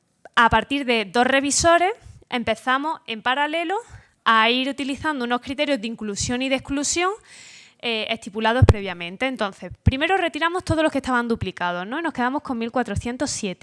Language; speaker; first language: Spanish; native; Spanish